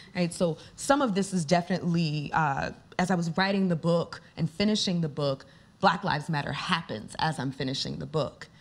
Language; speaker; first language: English; native; English